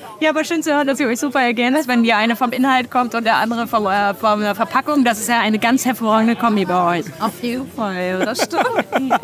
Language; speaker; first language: German; native; German